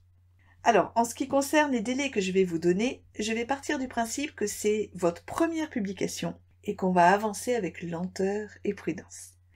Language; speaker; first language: French; native; French